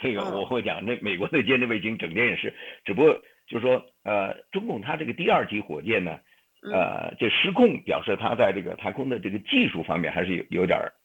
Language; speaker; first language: Chinese; native; Chinese